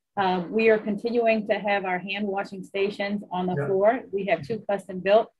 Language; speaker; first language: English; native; English